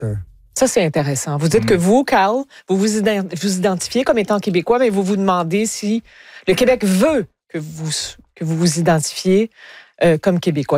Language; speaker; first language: French; native; French